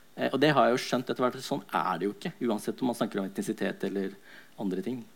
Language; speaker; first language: Norwegian; early bilingual, other home language; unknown